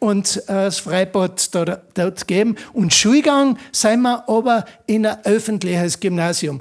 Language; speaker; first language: German; native; German